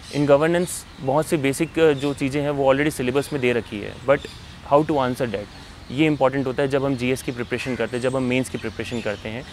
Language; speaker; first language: Hindi; native; Hindi